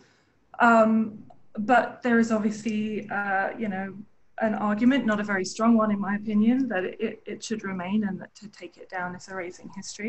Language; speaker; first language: English; native; English